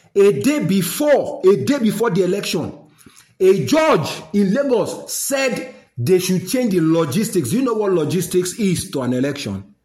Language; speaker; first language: English; non-native, local second language; Yoruba